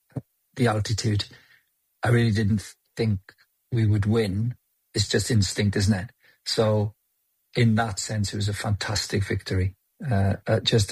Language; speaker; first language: English; native; English